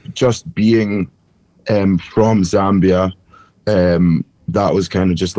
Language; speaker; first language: English; native; English